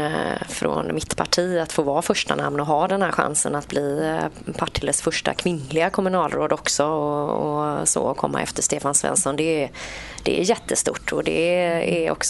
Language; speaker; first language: Swedish; native; Swedish